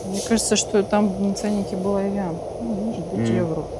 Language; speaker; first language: Russian; native; Russian